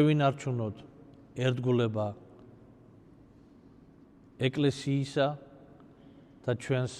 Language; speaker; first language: Georgian; native; Georgian